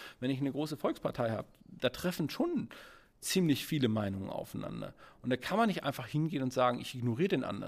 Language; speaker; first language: German; native; German